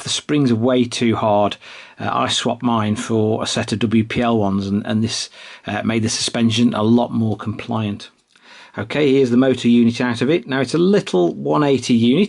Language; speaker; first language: English; native; English